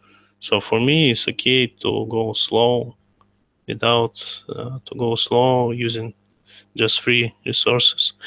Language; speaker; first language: English; non-native, learner; Russian